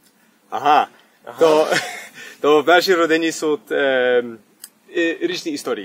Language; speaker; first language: Ukrainian; early bilingual, heritage; English